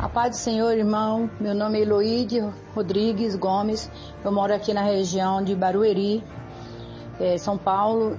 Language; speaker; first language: Portuguese; native; Portuguese